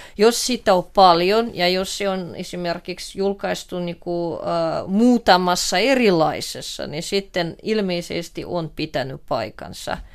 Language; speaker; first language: Finnish; non-native, fluent; Russian